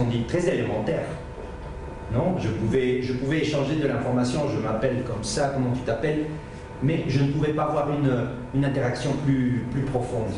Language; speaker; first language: French; native; French